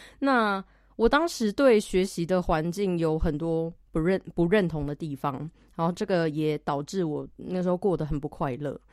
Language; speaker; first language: Chinese; native; Chinese